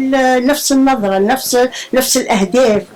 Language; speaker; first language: Arabic; native; Arabic